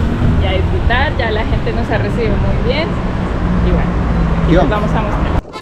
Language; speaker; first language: Spanish; native; Spanish